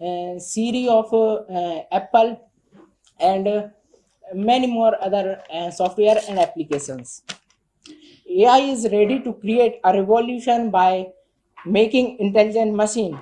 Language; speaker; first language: English; non-native, learner; Hindi